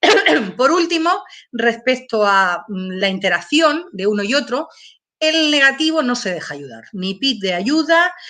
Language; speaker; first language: Spanish; native; Spanish